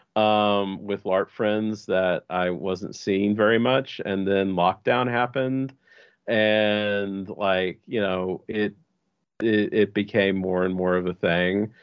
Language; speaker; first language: English; native; English